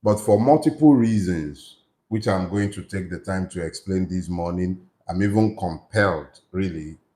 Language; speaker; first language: English; non-native, local second language; Yoruba